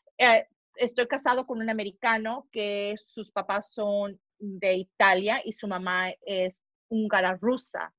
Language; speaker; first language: Spanish; early bilingual, heritage; Spanish